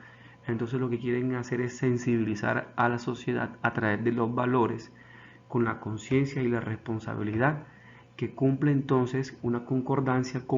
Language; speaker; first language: Spanish; native; Spanish